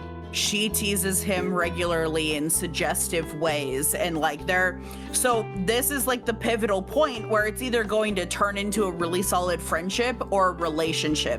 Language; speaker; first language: English; native; English